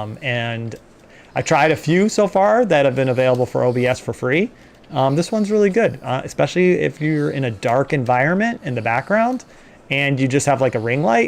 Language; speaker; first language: English; native; English